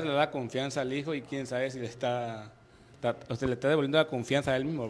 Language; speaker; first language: Spanish; native; Spanish